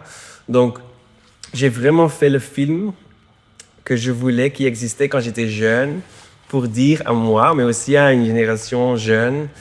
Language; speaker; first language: French; non-native, local second language; Dutch